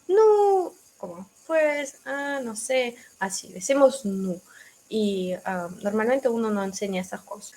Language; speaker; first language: Spanish; non-native, fluent; Russian